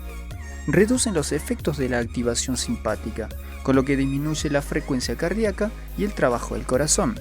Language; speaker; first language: Spanish; native; Spanish